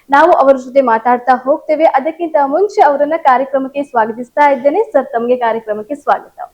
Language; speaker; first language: Kannada; native; Kannada